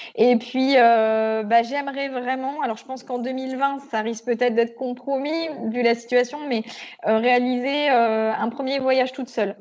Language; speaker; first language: French; native; French